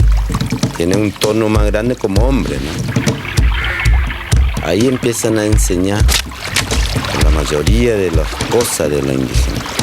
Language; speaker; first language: Spanish; non-native, local second language; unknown